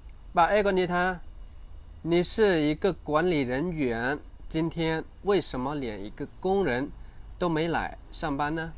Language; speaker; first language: Chinese; non-native, fluent; Khmer